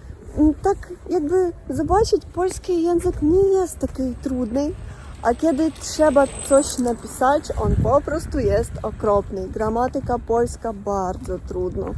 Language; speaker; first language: Polish; non-native, learner; Russian